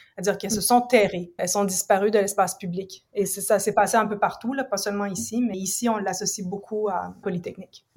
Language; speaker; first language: French; native; French